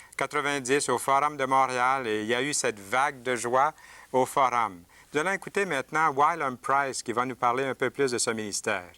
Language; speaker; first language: French; native; French